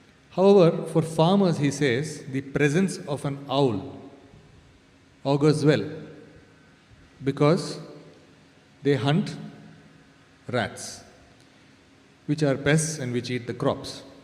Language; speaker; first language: English; non-native, local second language; Tamil